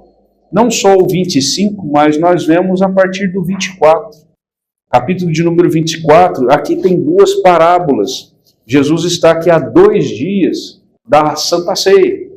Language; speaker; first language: Portuguese; native; Portuguese